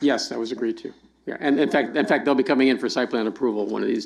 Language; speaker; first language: English; native; English